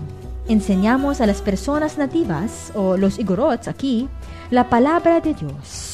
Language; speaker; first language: Spanish; non-native, fluent; Filipino